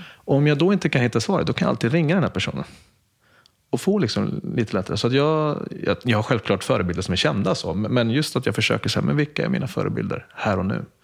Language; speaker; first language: Swedish; early bilingual, other home language; Spanish